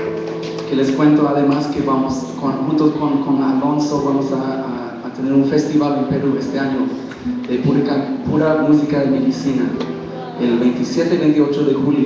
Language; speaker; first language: Spanish; native; Spanish